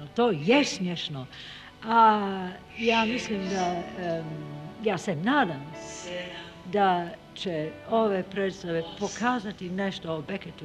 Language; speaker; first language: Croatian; non-native, fluent; English